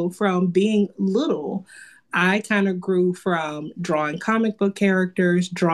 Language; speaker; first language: English; native; English